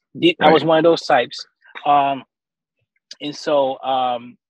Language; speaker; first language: English; native; English